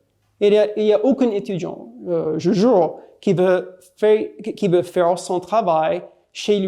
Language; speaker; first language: French; non-native, fluent; English